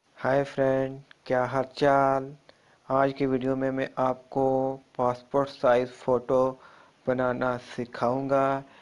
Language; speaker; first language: Urdu; non-native, local second language; Punjabi